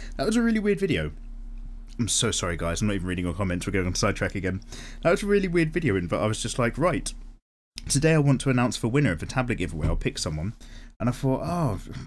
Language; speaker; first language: English; native; English